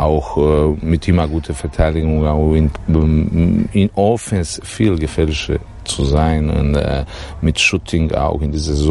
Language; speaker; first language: German; non-native, learner; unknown